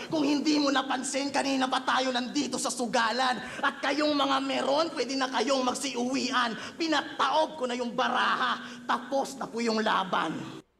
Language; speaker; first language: Filipino; non-native, local second language; Hiligaynon